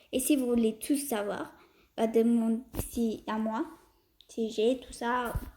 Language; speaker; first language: French; early bilingual, other home language; Portuguese